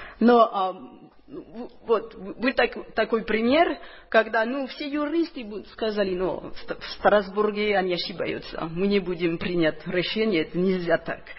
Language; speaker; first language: Russian; non-native, fluent; French